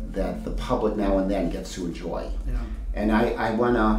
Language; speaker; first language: English; native; English